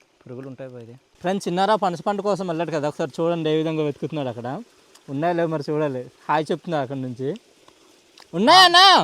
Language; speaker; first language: Telugu; non-native, local second language; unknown